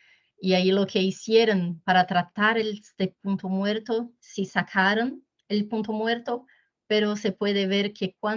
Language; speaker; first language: Spanish; non-native, fluent; Portuguese